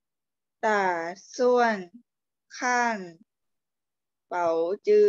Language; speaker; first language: Chinese; non-native, learner; Thai